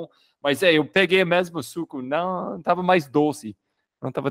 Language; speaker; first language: Portuguese; non-native, fluent; English